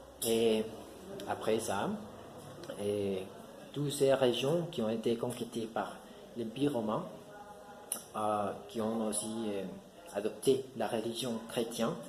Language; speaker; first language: French; non-native, learner; Spanish